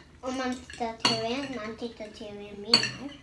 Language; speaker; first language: Swedish; early bilingual, other home language; Thai